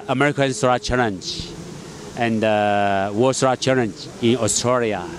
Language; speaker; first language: English; non-native, learner; Chinese